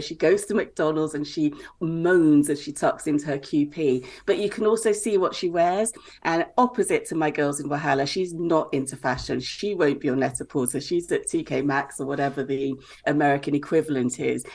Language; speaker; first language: English; native; English